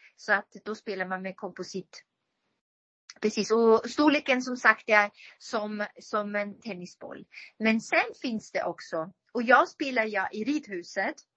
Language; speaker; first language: Swedish; non-native, fluent; German